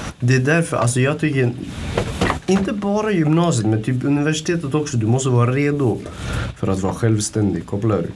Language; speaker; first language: Swedish; early bilingual, other home language; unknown